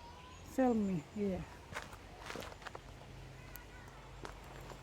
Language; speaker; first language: English; non-native, fluent; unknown